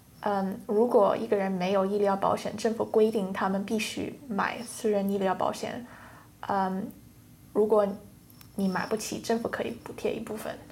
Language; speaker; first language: Chinese; early bilingual, heritage; Chinese